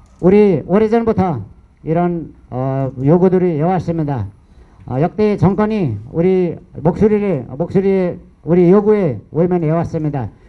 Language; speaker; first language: Korean; non-native, fluent; Nepali